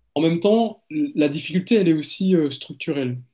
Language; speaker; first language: French; native; French